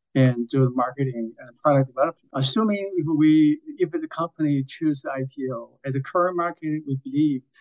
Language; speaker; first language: English; non-native, fluent; Chinese